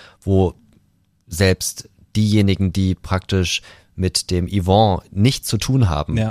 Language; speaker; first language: German; native; German